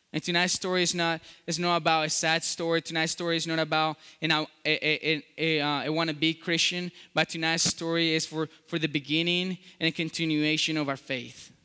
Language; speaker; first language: English; non-native, fluent; Spanish